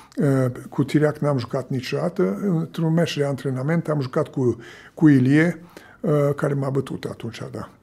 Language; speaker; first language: Romanian; early bilingual, heritage; Romanian